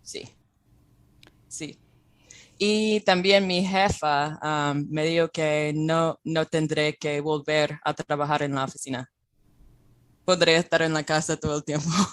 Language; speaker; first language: Spanish; non-native, fluent; English